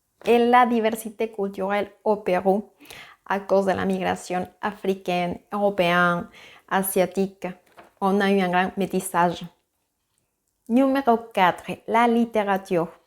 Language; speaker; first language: French; non-native, fluent; Spanish